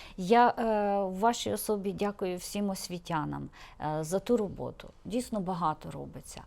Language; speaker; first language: Ukrainian; native; Ukrainian